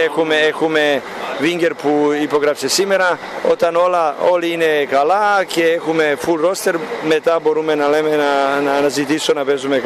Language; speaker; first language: Greek; non-native, fluent; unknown